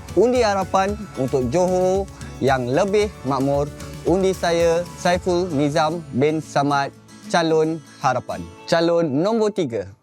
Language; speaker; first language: Malay; native; Malay